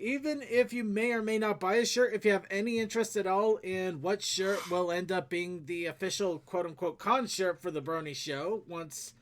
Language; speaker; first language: English; native; English